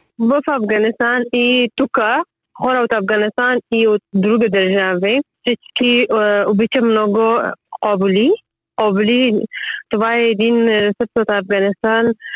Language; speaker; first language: Bulgarian; non-native, learner; Persian